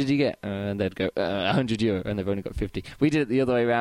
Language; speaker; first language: English; native; English